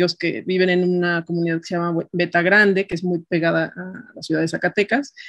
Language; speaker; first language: Spanish; native; Spanish